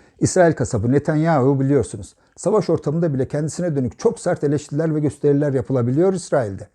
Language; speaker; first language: Turkish; native; Turkish